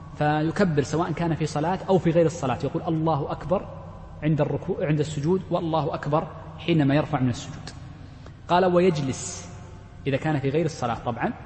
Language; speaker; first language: Arabic; native; Arabic